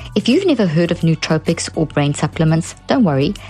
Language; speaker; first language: English; native; English